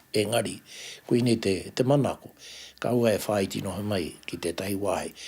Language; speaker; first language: Māori; native; Māori